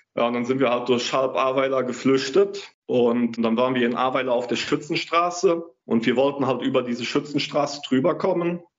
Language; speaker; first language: German; native; German